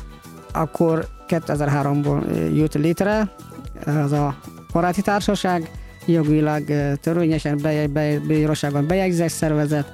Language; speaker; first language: Hungarian; non-native, fluent; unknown